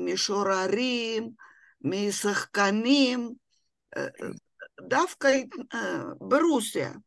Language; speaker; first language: Hebrew; non-native, fluent; Russian